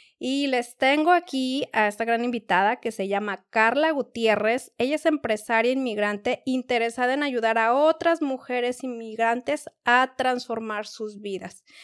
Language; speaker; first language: Spanish; native; Spanish